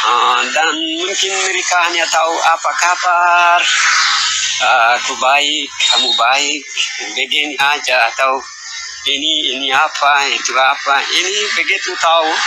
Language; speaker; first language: Indonesian; non-native, learner; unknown